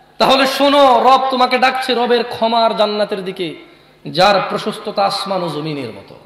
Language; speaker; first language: Bangla; early bilingual, heritage; Bangla